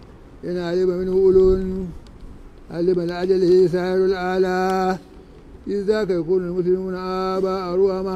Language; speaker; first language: Arabic; non-native, fluent; Hausa